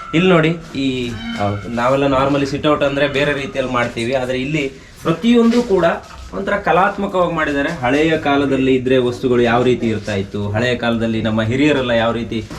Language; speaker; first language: Kannada; native; Kannada